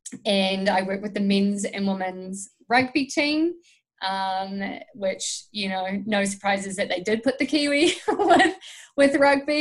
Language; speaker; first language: English; native; English